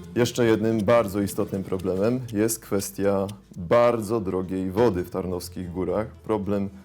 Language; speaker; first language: Polish; native; Polish